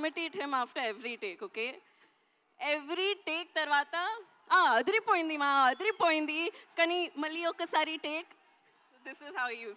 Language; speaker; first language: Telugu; non-native, learner; Hindi